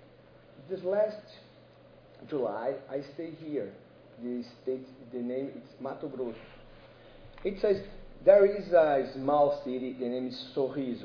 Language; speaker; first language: English; non-native, learner; Portuguese